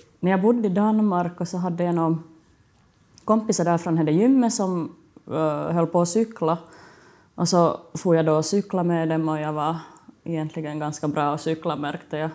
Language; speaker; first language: Swedish; native; Swedish